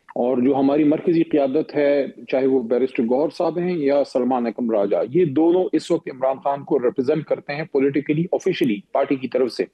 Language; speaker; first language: Urdu; non-native, local second language; Pashto